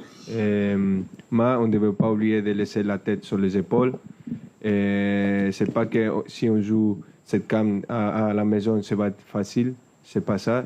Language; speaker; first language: French; non-native, fluent; Spanish